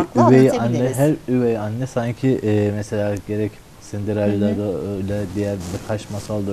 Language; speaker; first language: Turkish; native; Turkish